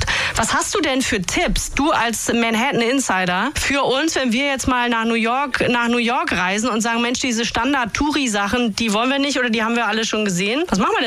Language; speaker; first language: German; native; German